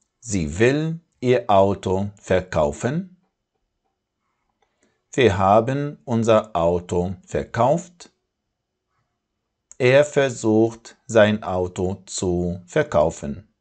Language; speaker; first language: German; non-native, fluent; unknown